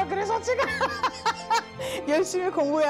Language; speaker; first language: Korean; non-native, learner; French